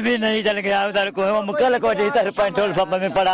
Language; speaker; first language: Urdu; non-native, local second language; Sindhi